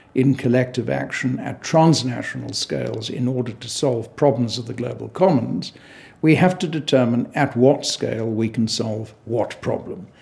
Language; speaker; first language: English; native; English